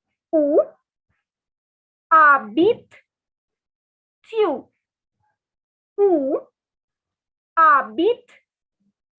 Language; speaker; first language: French; non-native, fluent; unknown